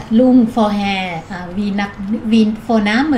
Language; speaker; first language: German; non-native, learner; Thai